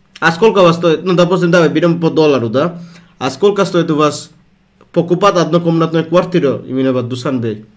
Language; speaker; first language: Russian; non-native, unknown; Malay